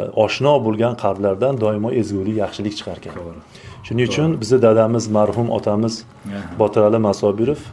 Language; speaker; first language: Uzbek; native; Uzbek